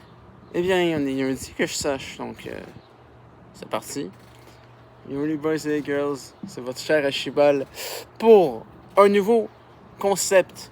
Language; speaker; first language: French; native; French